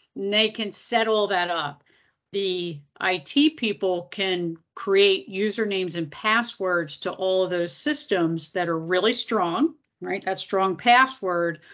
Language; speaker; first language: English; native; English